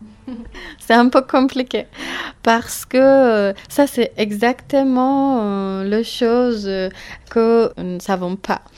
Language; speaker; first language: French; non-native, learner; Persian